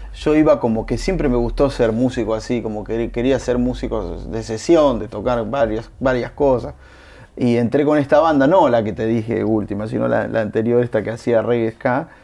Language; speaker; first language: Spanish; native; Spanish